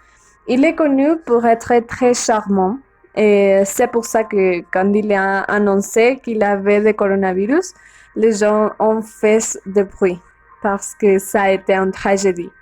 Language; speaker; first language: French; non-native, learner; Spanish